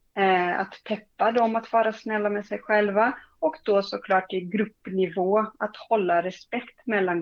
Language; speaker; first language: Swedish; non-native, fluent; Portuguese